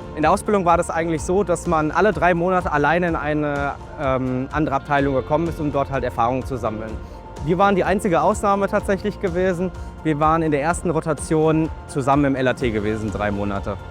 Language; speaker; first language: German; native; German